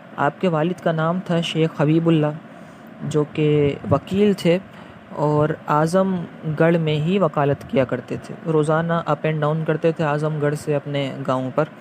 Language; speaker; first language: Urdu; native; Urdu